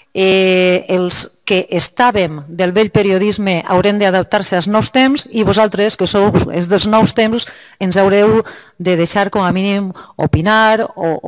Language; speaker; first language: Catalan; native; Catalan